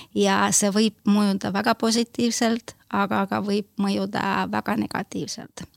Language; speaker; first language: Estonian; non-native, local second language; Russian